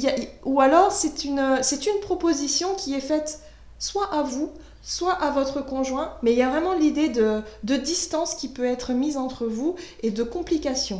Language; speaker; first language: French; native; French